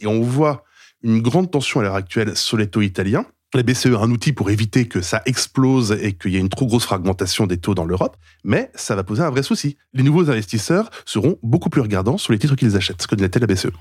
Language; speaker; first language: French; native; French